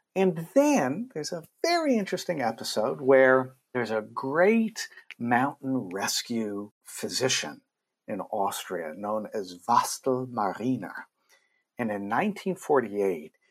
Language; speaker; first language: English; native; English